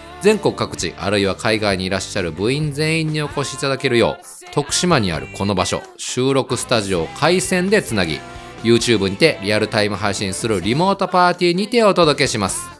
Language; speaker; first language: Japanese; native; Japanese